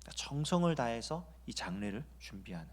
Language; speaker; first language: Korean; native; Korean